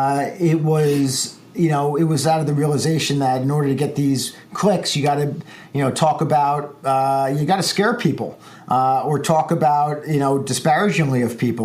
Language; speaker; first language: English; native; English